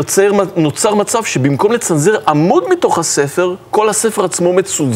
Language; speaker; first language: Hebrew; native; Hebrew